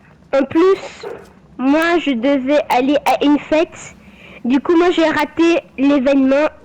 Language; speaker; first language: French; native; French